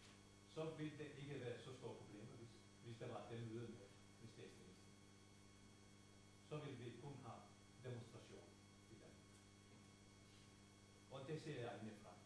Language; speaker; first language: Danish; non-native, fluent; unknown